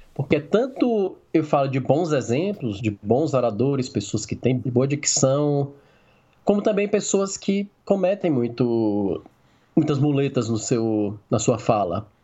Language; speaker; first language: Portuguese; native; Portuguese